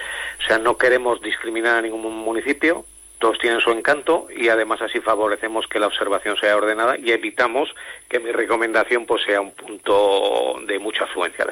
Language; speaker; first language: Spanish; native; Spanish